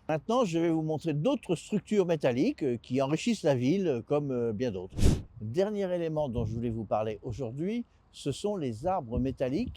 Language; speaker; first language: French; native; French